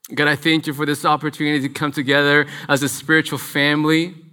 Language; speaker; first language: English; early bilingual, other home language; Spanish